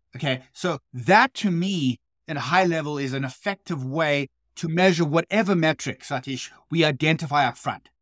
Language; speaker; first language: English; native; English